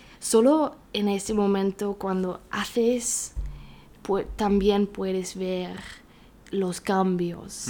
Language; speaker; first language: Spanish; non-native, learner; German